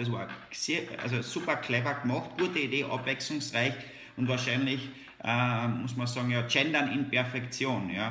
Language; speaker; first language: German; native; German